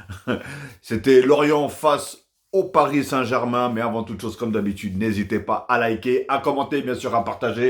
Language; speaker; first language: French; native; French